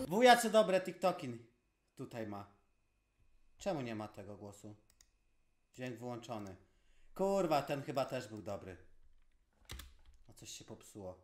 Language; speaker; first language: Polish; native; Polish